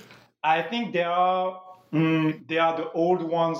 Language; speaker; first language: English; non-native, fluent; French